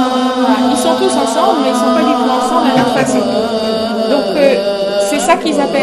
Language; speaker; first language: French; native; French